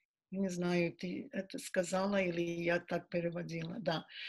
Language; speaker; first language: Russian; non-native, fluent; English